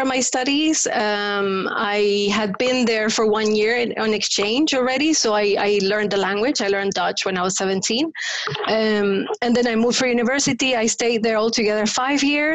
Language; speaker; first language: English; non-native, fluent; Spanish